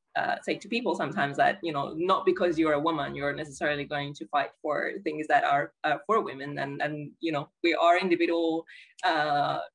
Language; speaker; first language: English; non-native, fluent; Spanish